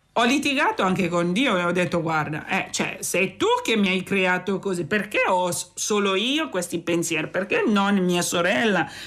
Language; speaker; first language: Italian; non-native, fluent; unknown